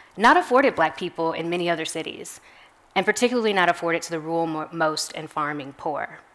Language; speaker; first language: English; native; English